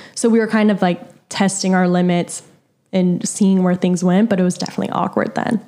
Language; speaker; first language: English; native; English